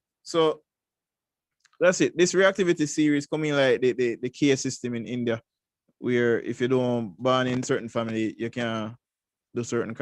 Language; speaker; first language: English; native; English